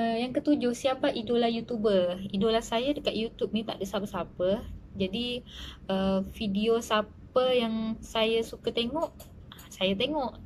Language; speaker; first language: Malay; native; Malay